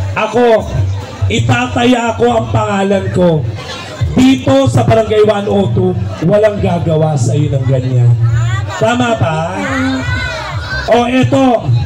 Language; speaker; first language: Filipino; native; Filipino